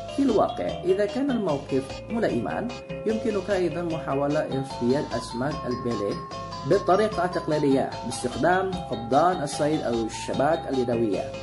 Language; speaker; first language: Arabic; non-native, fluent; Indonesian